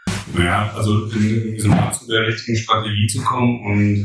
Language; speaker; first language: German; native; German